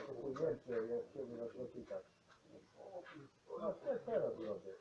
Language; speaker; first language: Polish; non-native, learner; Slovenian